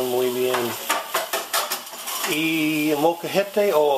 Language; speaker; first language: Spanish; non-native, learner; English